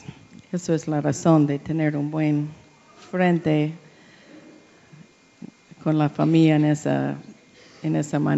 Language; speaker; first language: Spanish; non-native, learner; English